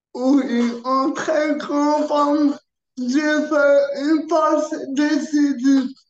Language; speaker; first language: French; early bilingual, other home language; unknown